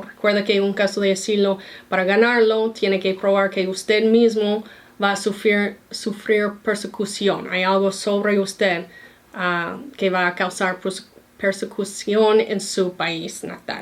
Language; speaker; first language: Spanish; non-native, fluent; English